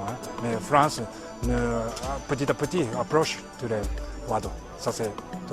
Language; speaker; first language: French; non-native, learner; Japanese